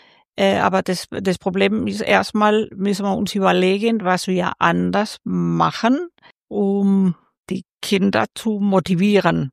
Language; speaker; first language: German; non-native, fluent; Spanish